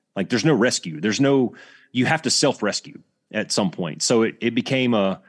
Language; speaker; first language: English; native; English